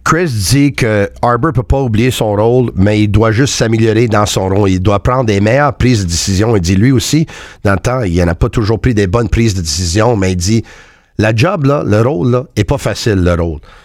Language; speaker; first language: French; native; French